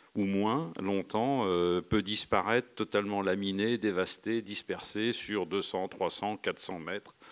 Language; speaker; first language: French; native; French